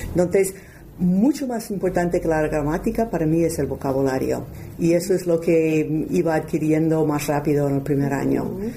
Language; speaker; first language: Spanish; non-native, fluent; English